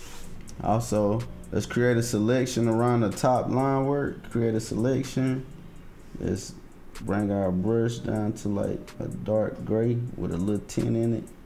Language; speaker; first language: English; native; English